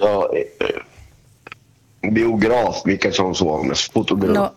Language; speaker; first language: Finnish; early bilingual, heritage; Swedish